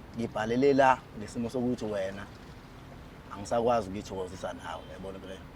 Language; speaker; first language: Zulu; native; Zulu